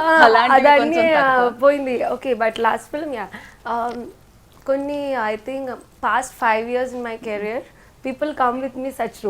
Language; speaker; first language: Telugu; non-native, learner; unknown